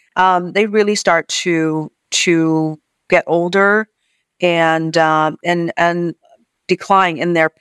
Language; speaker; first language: English; non-native, fluent; Chinese